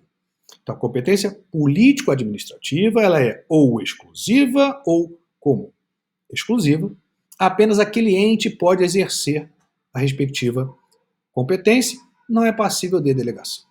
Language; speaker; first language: Portuguese; native; Portuguese